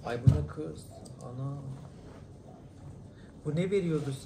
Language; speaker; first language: Turkish; native; Turkish